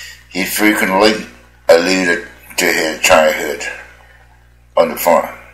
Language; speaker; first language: English; non-native, fluent; Chinese